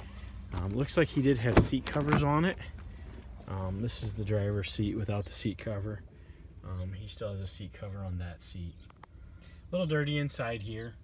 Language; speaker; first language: English; native; English